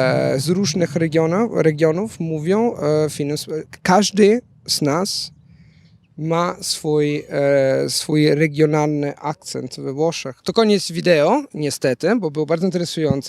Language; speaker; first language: Polish; non-native, fluent; Italian